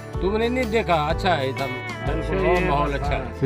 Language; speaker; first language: Hindi; non-native, local second language; Punjabi